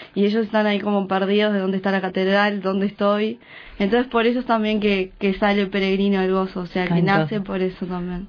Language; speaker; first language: Spanish; native; Spanish